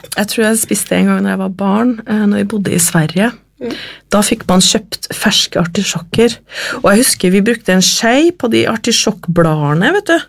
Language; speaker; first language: Norwegian; native; Norwegian